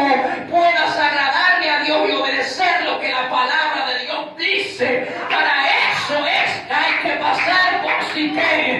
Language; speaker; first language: Spanish; native; Spanish